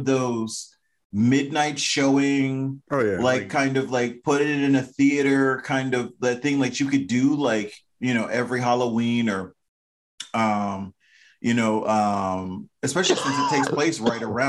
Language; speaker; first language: English; native; English